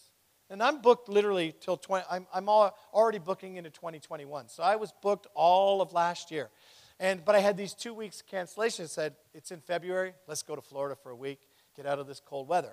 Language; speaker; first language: English; native; English